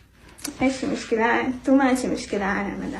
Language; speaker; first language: Arabic; non-native, learner; Oromo